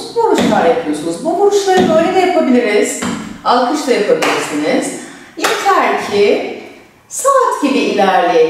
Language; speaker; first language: Turkish; native; Turkish